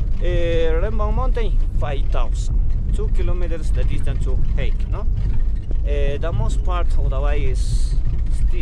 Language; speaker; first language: English; non-native, learner; Spanish